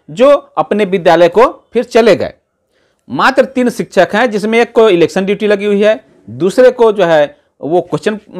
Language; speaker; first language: Hindi; native; Hindi